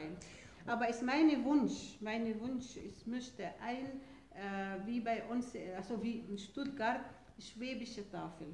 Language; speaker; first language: German; non-native, fluent; Arabic